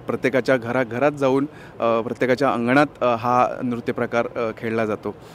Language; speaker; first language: Marathi; non-native, local second language; Konkani